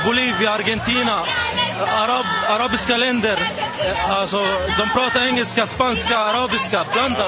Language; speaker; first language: Swedish; non-native, learner; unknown